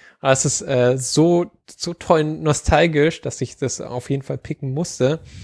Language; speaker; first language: German; native; German